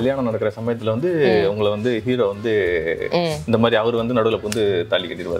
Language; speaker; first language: Tamil; native; Tamil